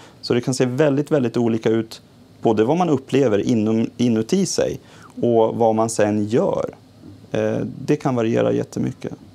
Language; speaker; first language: Swedish; native; Swedish